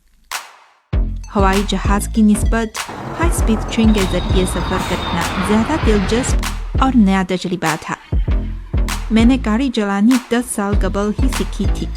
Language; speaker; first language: Urdu; non-native, fluent; Chinese